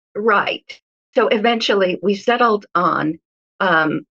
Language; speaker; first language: English; early bilingual, other home language; Hebrew